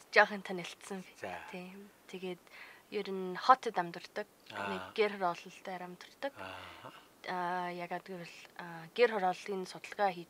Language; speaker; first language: Mongolian; non-native, fluent; English